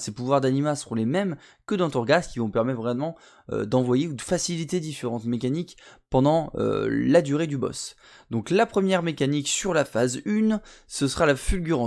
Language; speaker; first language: French; native; French